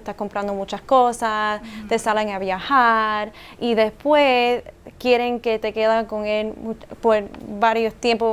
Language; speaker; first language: Spanish; early bilingual, heritage; Spanish